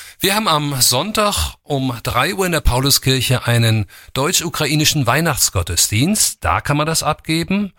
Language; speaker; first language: German; native; German